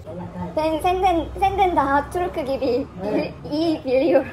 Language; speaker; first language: Turkish; non-native, learner; Korean